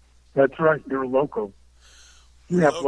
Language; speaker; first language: English; native; English